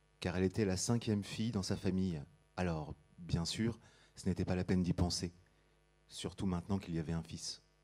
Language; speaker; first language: French; native; French